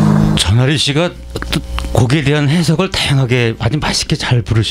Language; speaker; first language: Korean; native; Korean